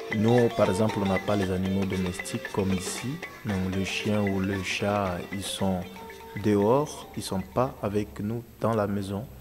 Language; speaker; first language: French; non-native, local second language; Dyula